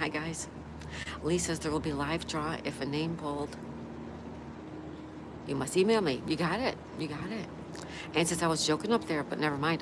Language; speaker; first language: English; native; English